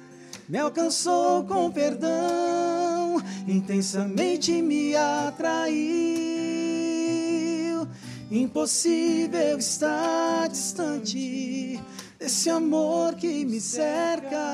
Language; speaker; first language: Portuguese; native; Portuguese